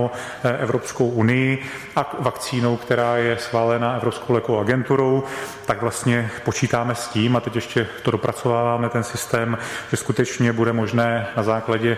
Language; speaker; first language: Czech; native; Czech